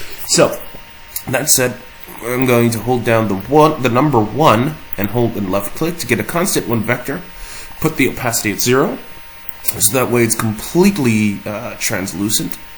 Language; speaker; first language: English; native; English